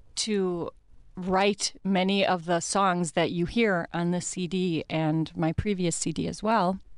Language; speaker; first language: English; early bilingual, other home language; Italian